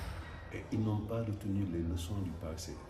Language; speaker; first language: French; non-native, local second language; Wolof